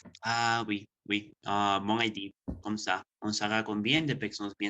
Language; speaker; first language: French; non-native, learner; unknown